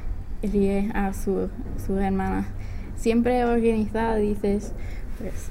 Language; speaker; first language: Spanish; non-native, learner; English